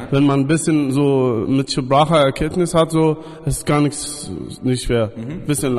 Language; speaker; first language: German; non-native, local second language; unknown